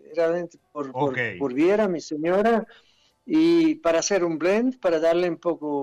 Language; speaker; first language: Spanish; non-native, fluent; German